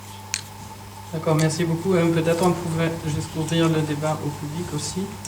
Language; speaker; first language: French; non-native, fluent; German